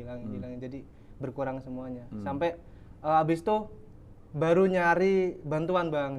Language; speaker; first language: Indonesian; native; Indonesian